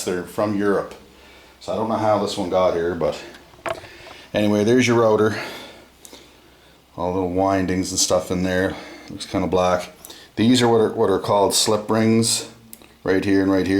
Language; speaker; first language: English; native; English